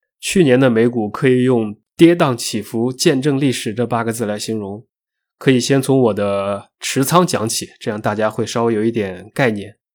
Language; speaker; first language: Chinese; native; Chinese